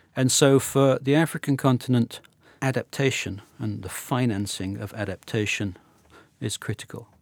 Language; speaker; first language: English; native; English